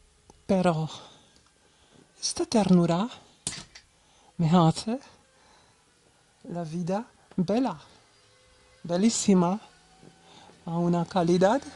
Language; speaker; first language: Spanish; non-native, learner; German